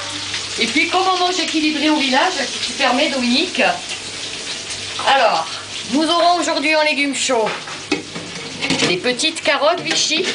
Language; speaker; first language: French; native; French